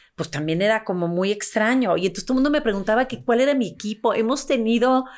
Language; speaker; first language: Spanish; native; Spanish